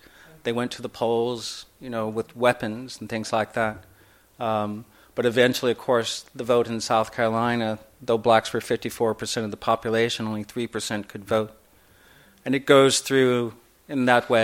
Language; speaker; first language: English; native; English